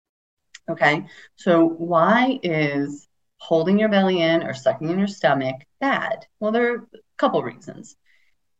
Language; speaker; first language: English; native; English